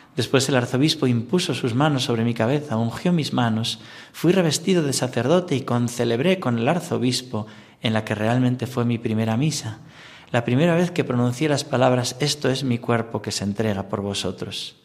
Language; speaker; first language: Spanish; native; Spanish